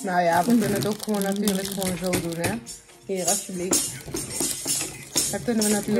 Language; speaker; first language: Dutch; native; Dutch